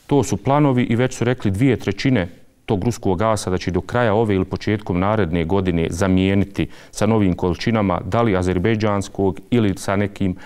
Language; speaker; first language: Serbian; native; Serbian